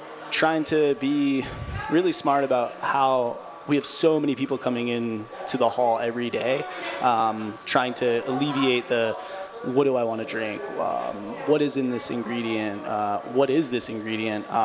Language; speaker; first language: English; native; English